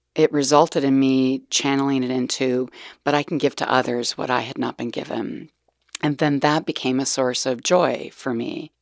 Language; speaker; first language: English; native; English